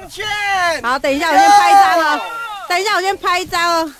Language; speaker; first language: Chinese; native; Chinese